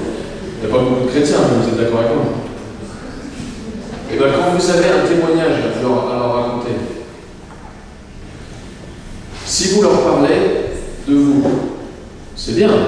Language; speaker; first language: French; native; French